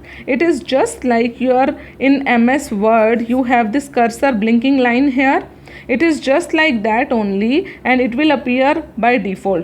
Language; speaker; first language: English; non-native, local second language; Hindi